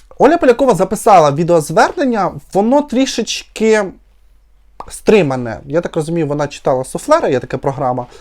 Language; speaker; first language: Ukrainian; non-native, local second language; Russian